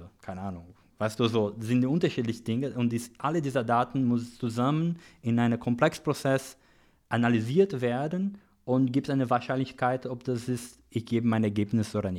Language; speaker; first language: German; non-native, learner; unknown